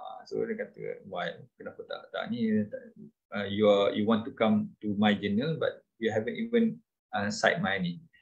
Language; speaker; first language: English; non-native, local second language; Malay